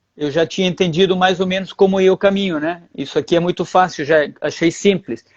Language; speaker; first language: Portuguese; early bilingual, other home language; Spanish